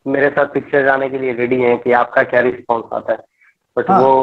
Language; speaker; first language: Hindi; native; Hindi